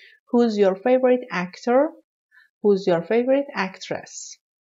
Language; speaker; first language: English; non-native, fluent; Persian